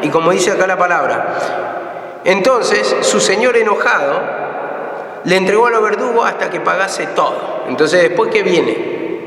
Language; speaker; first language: Spanish; native; Spanish